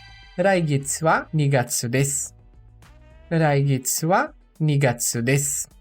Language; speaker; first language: Japanese; non-native, learner; Portuguese